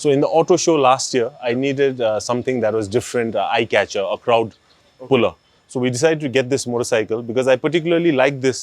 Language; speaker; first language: English; non-native, local second language; Nepali